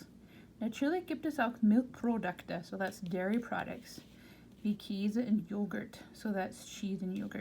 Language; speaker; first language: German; non-native, fluent; English